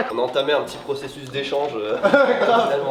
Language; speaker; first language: French; native; French